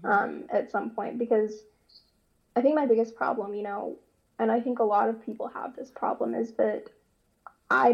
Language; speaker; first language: English; native; English